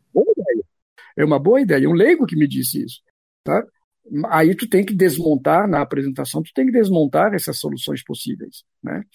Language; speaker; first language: Portuguese; non-native, fluent; French